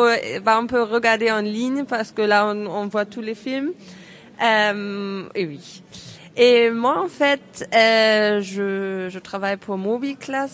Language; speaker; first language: French; non-native, fluent; German